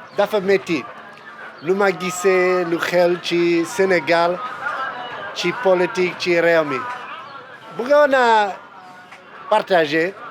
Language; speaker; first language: Wolof; non-native, fluent; English